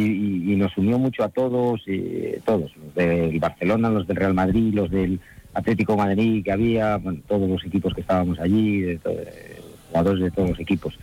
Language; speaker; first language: Spanish; native; Spanish